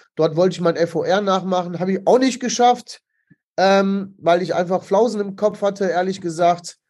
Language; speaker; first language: German; early bilingual, other home language; Italian